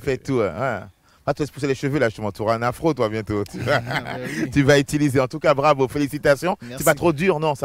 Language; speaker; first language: French; native; French